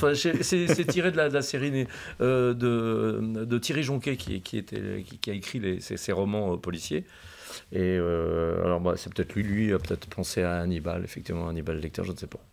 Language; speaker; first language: French; native; French